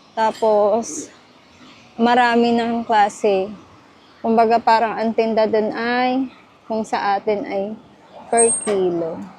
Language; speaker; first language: Filipino; native; Filipino